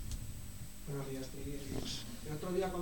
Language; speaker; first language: Spanish; native; Spanish